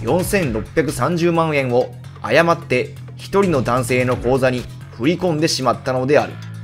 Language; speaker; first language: Japanese; native; Japanese